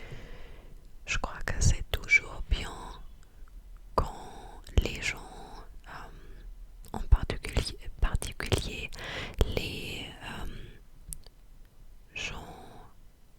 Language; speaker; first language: French; non-native, fluent; English